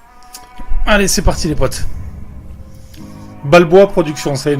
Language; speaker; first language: French; native; French